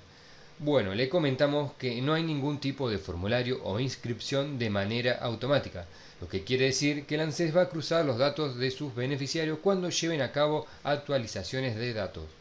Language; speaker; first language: Spanish; native; Spanish